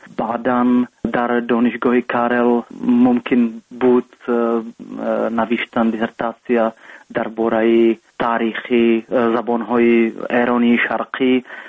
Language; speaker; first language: Persian; non-native, fluent; Czech